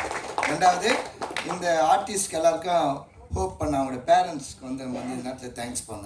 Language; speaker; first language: Tamil; native; Tamil